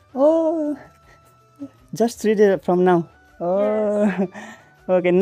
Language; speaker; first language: English; non-native, learner; Nepali